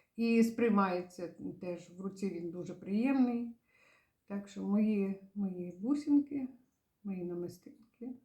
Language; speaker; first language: Ukrainian; native; Ukrainian